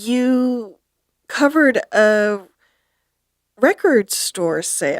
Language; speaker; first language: English; native; English